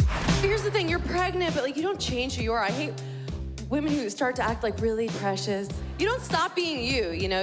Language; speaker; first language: English; native; English